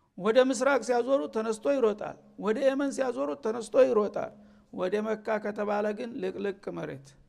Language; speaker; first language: Amharic; native; Amharic